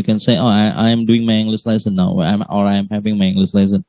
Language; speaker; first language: English; non-native, learner; Indonesian